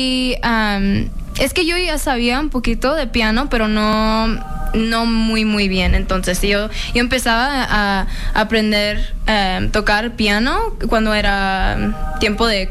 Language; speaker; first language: Spanish; early bilingual, heritage; English